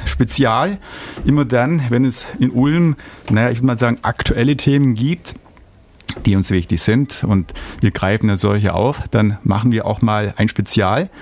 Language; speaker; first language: German; native; German